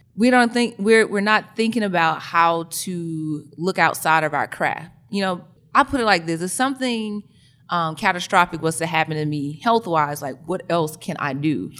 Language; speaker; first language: English; native; English